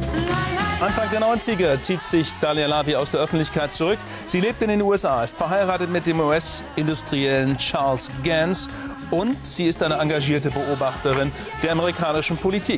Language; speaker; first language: German; native; German